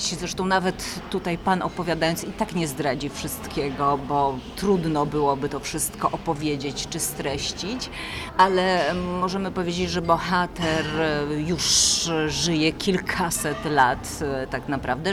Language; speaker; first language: Polish; native; Polish